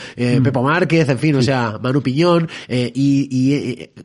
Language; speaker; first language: Spanish; native; Spanish